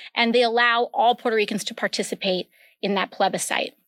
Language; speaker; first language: English; early bilingual, other home language; Spanish